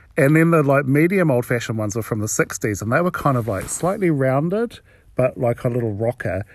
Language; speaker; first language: English; native; English